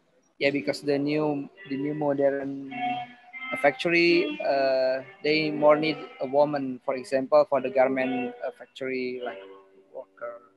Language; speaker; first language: English; non-native, learner; Indonesian